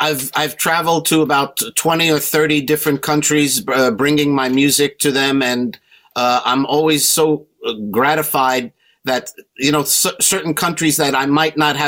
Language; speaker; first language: English; native; English